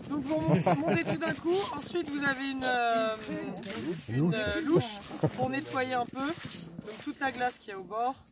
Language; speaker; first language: French; native; French